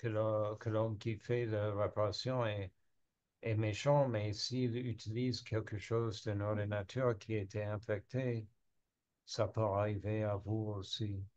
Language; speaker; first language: French; non-native, learner; English